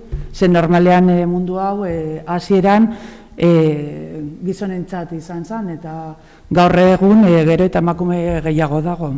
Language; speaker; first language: Basque; non-native, local second language; Spanish